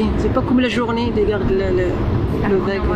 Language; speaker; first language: French; non-native, learner; Arabic